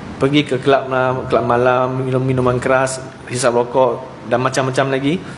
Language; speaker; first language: Malay; non-native, local second language; Chinese